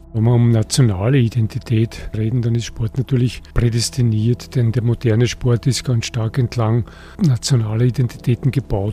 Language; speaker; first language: German; native; German